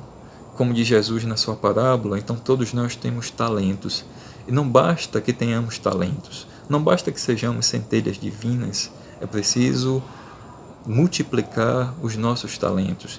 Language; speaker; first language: Portuguese; native; Portuguese